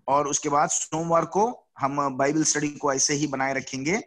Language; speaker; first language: Hindi; non-native, local second language; Telugu